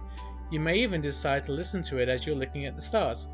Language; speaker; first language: English; native; English